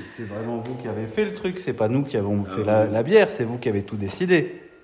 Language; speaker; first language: French; native; French